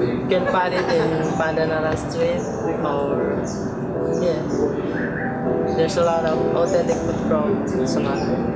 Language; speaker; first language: English; non-native, learner; Indonesian